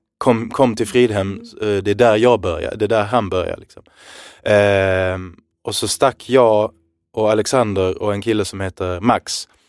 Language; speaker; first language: Swedish; early bilingual, other home language; Arabic